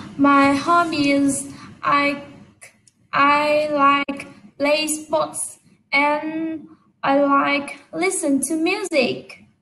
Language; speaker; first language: English; non-native, learner; Vietnamese